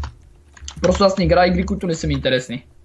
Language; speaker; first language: Bulgarian; native; Bulgarian